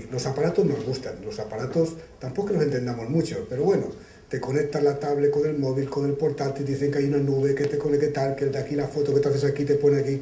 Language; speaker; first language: Spanish; native; Spanish